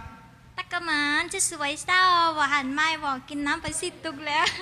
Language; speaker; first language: Chinese; non-native, learner; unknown